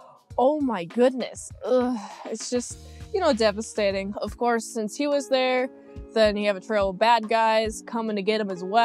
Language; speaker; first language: English; native; English